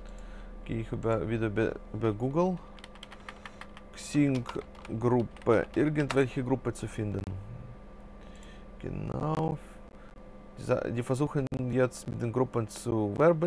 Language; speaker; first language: German; non-native, fluent; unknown